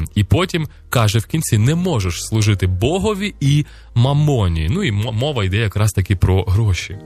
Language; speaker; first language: Ukrainian; native; Ukrainian